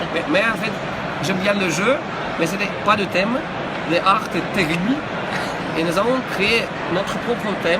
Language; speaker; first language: French; non-native, learner; Russian